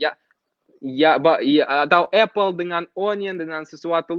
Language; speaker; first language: Indonesian; non-native, fluent; Russian